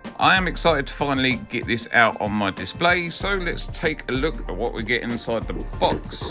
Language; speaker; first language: English; native; English